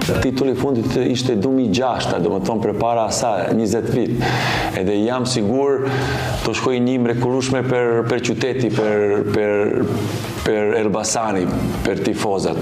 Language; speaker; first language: Albanian; non-native, learner; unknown